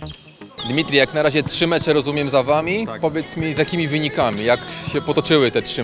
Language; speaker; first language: Polish; native; Polish